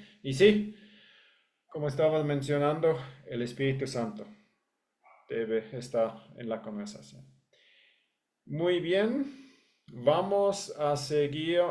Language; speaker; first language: Spanish; non-native, fluent; English